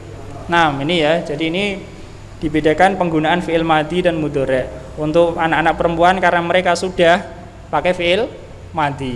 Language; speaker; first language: Indonesian; native; Indonesian